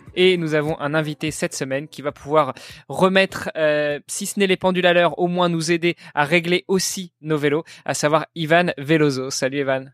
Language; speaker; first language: French; non-native, fluent; Italian